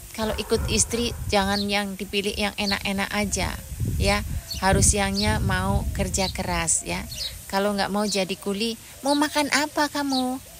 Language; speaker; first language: Indonesian; non-native, local second language; Javanese